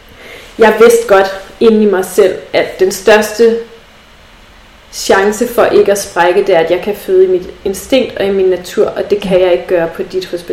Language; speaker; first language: Danish; native; Danish